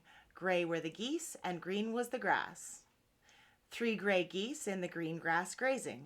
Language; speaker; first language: English; native; English